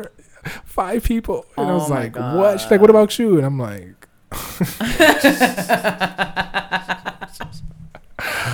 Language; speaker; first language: English; native; English